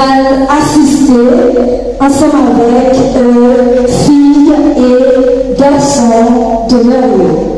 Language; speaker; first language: French; non-native, local second language; Haitian Creole